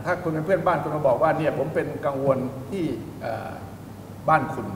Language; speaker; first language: Thai; native; Thai